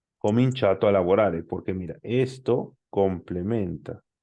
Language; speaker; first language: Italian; non-native, fluent; Spanish